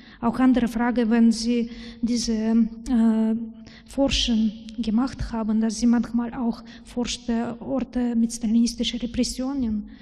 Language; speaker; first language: German; non-native, learner; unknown